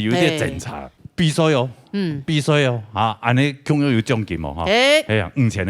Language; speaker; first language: Chinese; native; Chinese